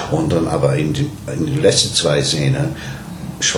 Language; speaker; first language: German; non-native, learner; English